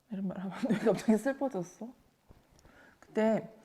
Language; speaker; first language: Korean; native; Korean